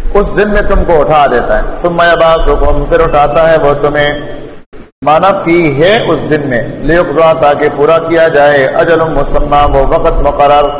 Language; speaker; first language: Urdu; non-native, local second language; Pashto